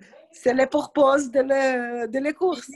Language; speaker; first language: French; non-native, learner; Portuguese